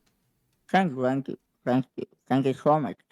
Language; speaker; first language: English; non-native, learner; Malayalam